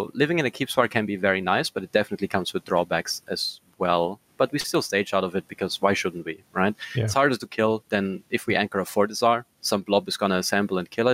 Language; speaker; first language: English; non-native, fluent; German